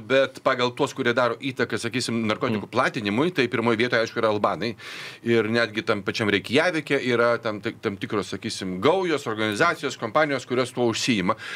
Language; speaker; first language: Lithuanian; native; Lithuanian